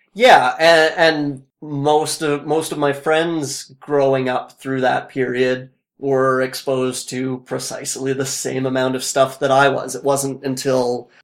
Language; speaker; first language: English; native; English